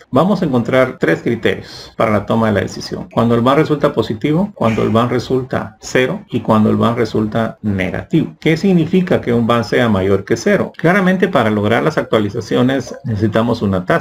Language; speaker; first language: Spanish; native; Spanish